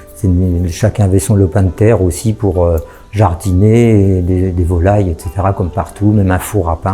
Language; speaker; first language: French; native; French